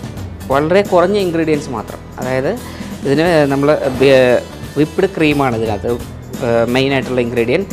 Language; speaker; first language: Malayalam; native; Malayalam